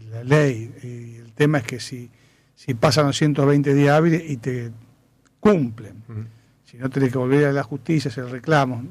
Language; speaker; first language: Spanish; native; Spanish